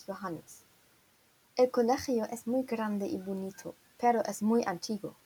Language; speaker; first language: Spanish; non-native, learner; German